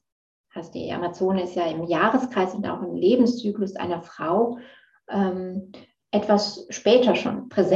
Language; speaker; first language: German; native; German